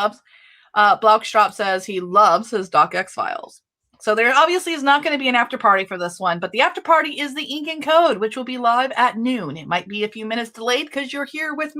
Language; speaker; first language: English; native; English